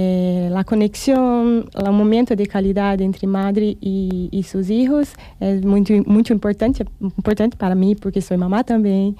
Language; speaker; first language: Spanish; non-native, learner; Portuguese